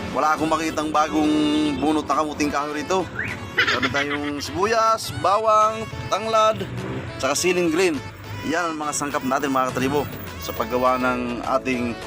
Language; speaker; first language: Filipino; non-native, local second language; Bikol